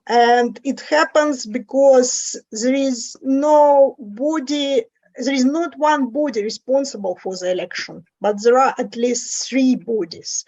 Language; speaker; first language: English; non-native, fluent; Russian